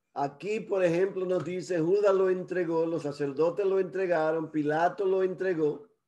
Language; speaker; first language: Spanish; early bilingual, heritage; Spanish